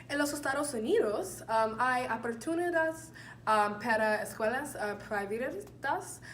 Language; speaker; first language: Spanish; non-native, learner; English